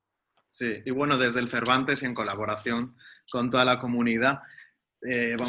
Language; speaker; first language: Spanish; native; Spanish